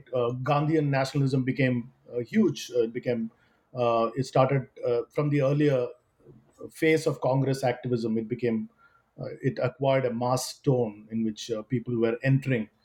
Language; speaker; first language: English; non-native, local second language; Malayalam